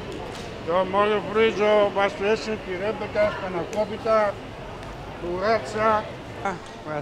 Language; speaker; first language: German; non-native, learner; Greek